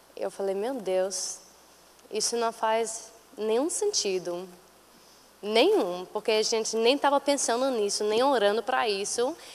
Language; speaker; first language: Portuguese; non-native, fluent; English